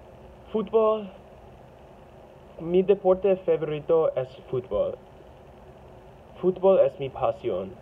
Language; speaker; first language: Spanish; non-native, learner; English